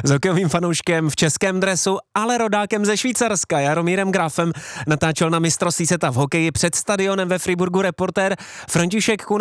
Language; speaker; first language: Czech; native; Czech